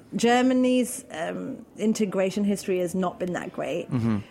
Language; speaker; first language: English; native; English